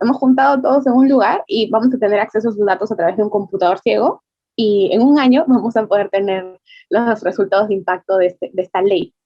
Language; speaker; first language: Spanish; native; Spanish